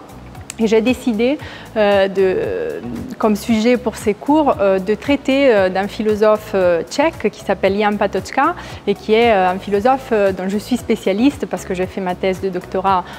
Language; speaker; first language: French; non-native, fluent; Italian